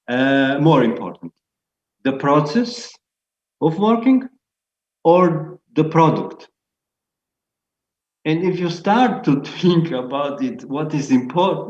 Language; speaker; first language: English; non-native, fluent; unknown